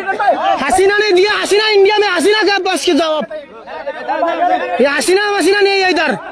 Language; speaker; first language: Hindi; non-native, learner; Bangla